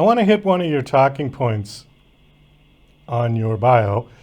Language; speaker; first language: English; native; English